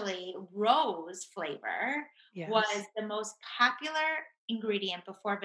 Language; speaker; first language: English; native; English